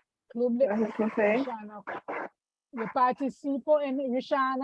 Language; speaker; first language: Spanish; non-native, fluent; English